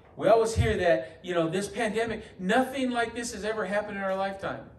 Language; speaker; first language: English; native; English